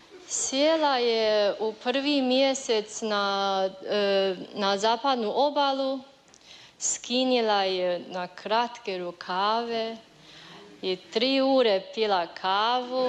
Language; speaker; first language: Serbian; non-native, learner; Chinese